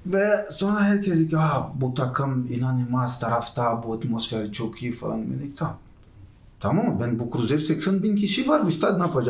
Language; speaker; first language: Turkish; non-native, learner; Portuguese